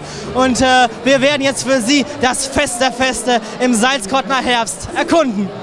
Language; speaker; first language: German; native; German